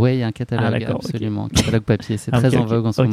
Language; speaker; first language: French; native; French